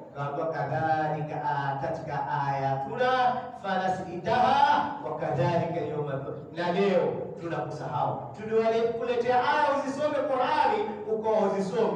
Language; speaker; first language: Swahili; native; Swahili